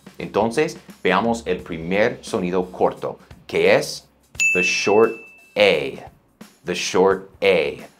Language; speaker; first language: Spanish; non-native, fluent; English